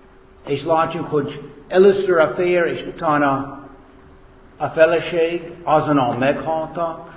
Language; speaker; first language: Hungarian; non-native, fluent; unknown